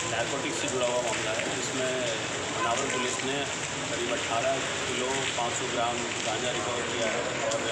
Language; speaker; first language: Hindi; native; Hindi